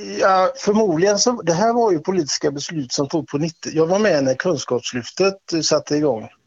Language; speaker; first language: Swedish; native; Swedish